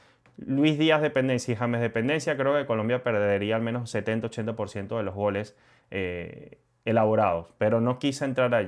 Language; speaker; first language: Spanish; native; Spanish